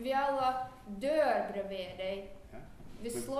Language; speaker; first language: Swedish; non-native, fluent; Russian